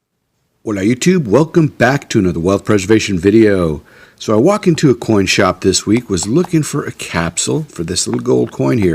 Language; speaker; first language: English; native; English